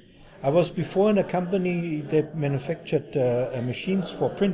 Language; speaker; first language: English; non-native, fluent; German